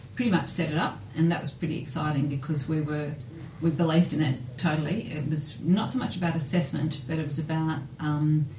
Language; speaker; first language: English; native; English